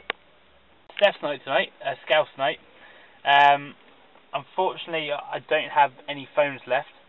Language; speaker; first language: English; native; English